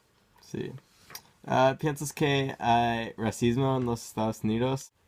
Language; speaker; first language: Spanish; non-native, learner; English